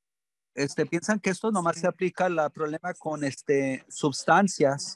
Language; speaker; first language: Spanish; early bilingual, heritage; English